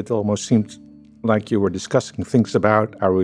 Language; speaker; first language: English; non-native, fluent; Dutch